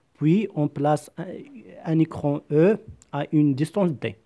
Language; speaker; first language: French; non-native, local second language; Arabic